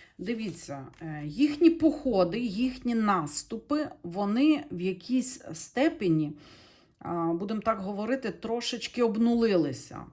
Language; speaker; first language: Ukrainian; non-native, local second language; Russian